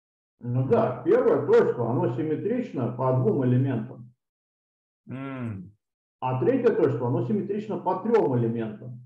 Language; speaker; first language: Russian; native; Russian